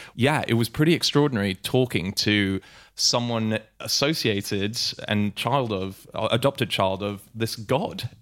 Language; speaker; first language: English; native; English